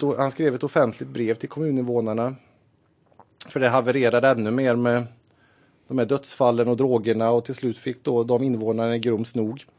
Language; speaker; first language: Swedish; native; Swedish